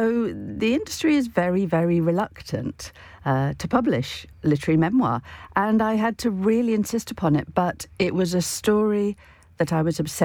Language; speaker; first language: English; native; English